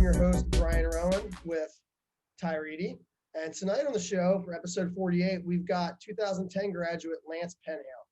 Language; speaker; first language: English; native; English